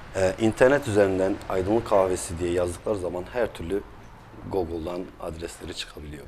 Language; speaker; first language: Turkish; native; Turkish